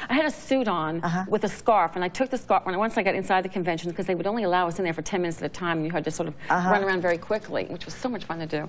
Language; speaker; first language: English; native; English